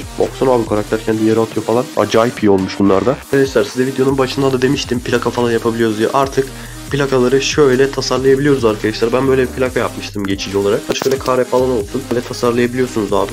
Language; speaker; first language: Turkish; native; Turkish